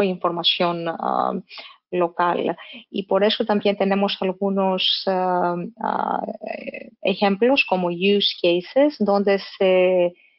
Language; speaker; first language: Spanish; non-native, fluent; English